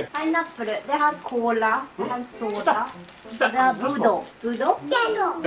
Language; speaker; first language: Swedish; non-native, learner; Japanese